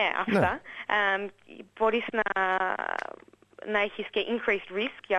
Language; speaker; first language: Greek; early bilingual, heritage; English